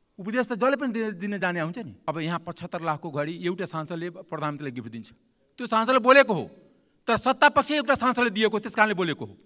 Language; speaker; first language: Nepali; non-native, local second language; Maithili